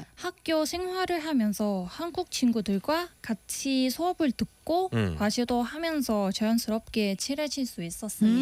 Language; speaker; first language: Korean; non-native, fluent; Vietnamese